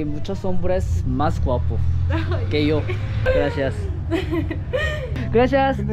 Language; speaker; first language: Spanish; non-native, learner; Korean